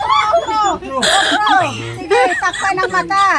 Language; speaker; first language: Filipino; non-native, local second language; Cebuano